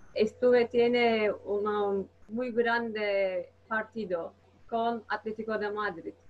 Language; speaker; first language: Spanish; non-native, learner; Turkish